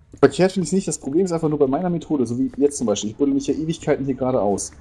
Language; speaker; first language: German; native; German